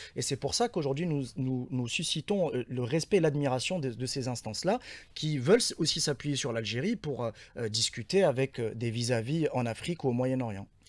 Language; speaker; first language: French; non-native, local second language; Arabic